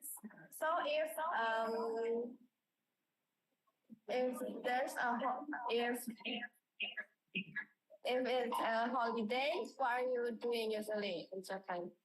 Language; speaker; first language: English; non-native, learner; Indonesian